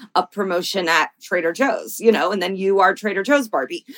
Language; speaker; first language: English; native; English